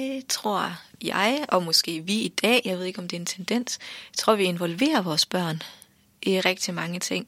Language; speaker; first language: Danish; native; Danish